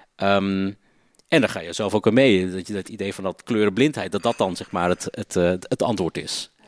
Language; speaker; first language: Dutch; native; Dutch